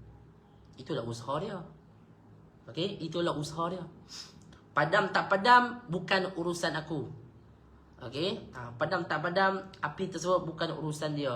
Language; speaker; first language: Malay; native; Malay